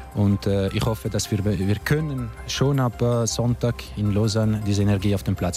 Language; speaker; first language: German; non-native, local second language; Italian